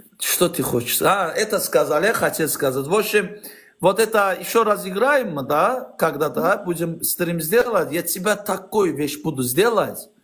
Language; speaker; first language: Russian; non-native, learner; Azerbaijani